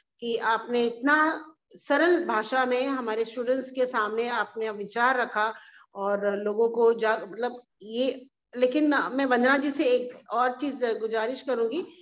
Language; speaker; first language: Hindi; native; Hindi